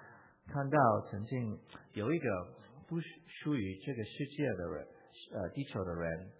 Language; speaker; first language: Chinese; non-native, fluent; English